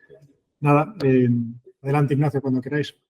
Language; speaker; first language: Spanish; native; Spanish